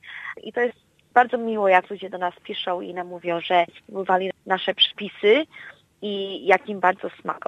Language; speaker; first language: Polish; early bilingual, heritage; Polish